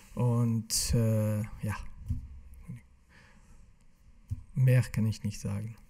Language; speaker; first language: German; non-native, local second language; French